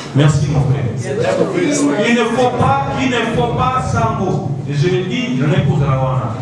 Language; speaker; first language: French; non-native, local second language; Lingala